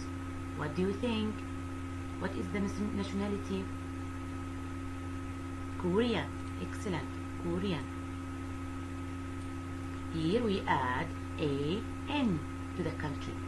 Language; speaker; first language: English; non-native, fluent; Arabic